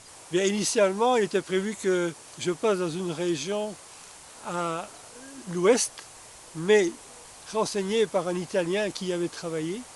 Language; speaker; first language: French; native; French